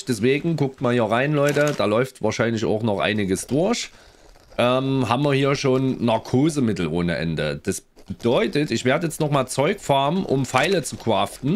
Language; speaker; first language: German; native; German